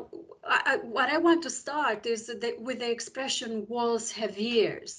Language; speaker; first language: English; non-native, fluent; Romanian